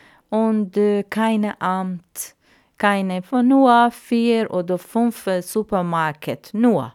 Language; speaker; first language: German; non-native, learner; Arabic